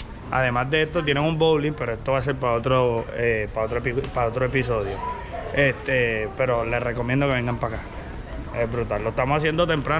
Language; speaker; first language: Spanish; native; Spanish